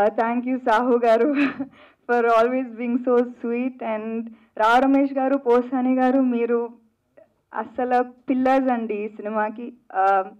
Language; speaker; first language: Telugu; non-native, fluent; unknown